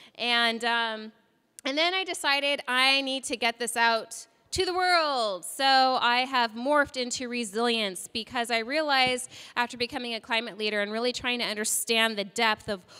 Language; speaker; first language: English; native; English